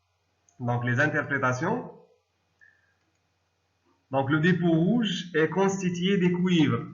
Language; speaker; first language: French; non-native, local second language; Arabic